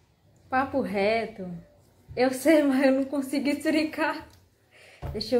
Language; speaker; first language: Portuguese; native; Portuguese